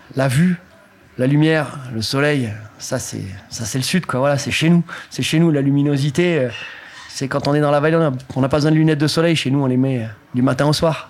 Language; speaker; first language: French; native; French